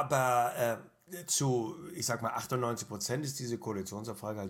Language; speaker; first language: German; native; German